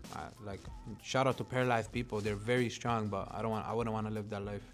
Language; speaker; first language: English; non-native, fluent; Punjabi